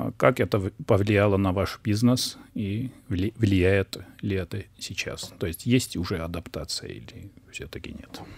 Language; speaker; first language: Russian; non-native, local second language; Armenian